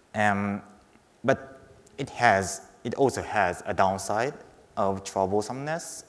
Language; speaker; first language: English; non-native, fluent; Japanese